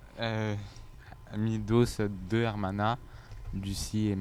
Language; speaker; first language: Spanish; non-native, learner; French